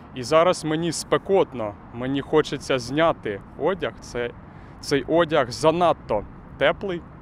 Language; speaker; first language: Ukrainian; native; Ukrainian